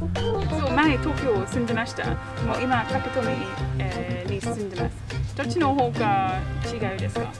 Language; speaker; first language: Japanese; non-native, learner; English